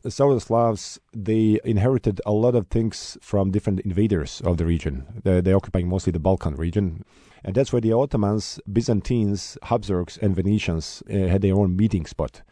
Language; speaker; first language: English; non-native, fluent; Bosnian